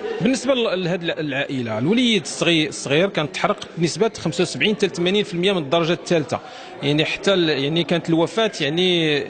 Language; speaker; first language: Arabic; native; Arabic